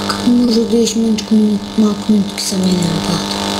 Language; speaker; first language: Bulgarian; native; Bulgarian